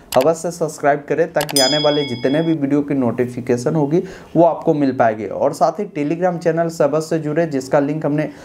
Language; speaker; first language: Hindi; native; Hindi